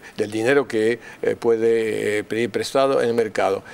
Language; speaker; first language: Spanish; non-native, fluent; French